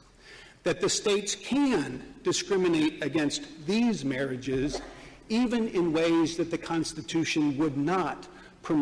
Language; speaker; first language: English; native; English